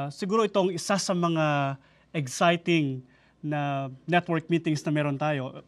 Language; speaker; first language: Filipino; native; Filipino